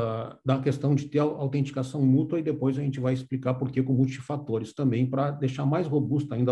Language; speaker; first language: Portuguese; native; Portuguese